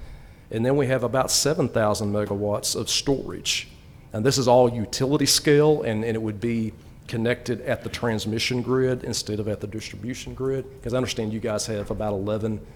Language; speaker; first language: English; native; English